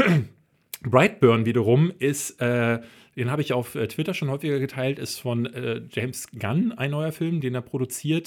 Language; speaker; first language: German; native; German